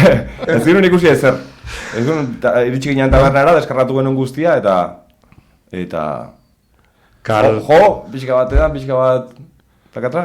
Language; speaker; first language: Basque; native; Basque